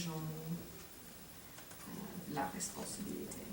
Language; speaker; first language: French; non-native, fluent; English